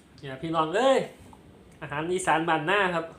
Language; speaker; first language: Thai; non-native, local second language; Lao